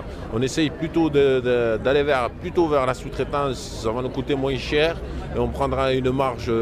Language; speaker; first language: French; native; French